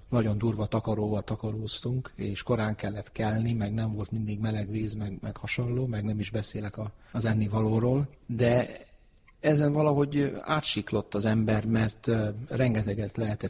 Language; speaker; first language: Hungarian; early bilingual, heritage; Hungarian